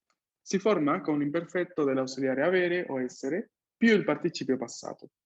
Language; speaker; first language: Italian; non-native, fluent; Spanish